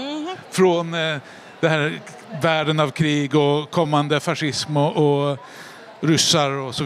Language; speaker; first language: Swedish; native; Swedish